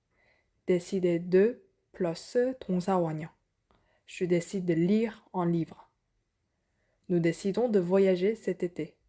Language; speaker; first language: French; non-native, fluent; Korean